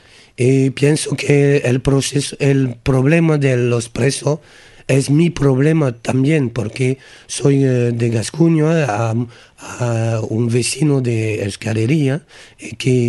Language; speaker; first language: Spanish; non-native, learner; French